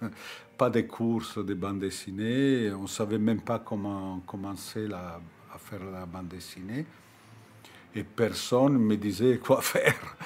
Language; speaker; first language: French; non-native, fluent; Italian